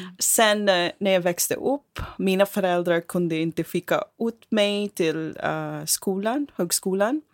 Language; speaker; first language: Swedish; non-native, fluent; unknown